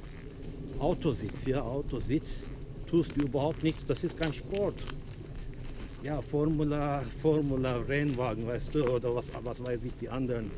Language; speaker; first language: German; non-native, fluent; Turkish